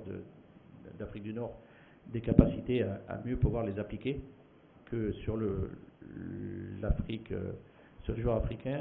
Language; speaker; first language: French; native; French